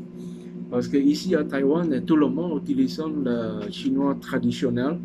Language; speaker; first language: French; non-native, learner; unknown